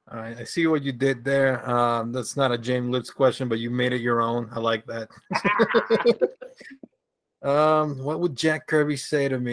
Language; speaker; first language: English; early bilingual, other home language; Spanish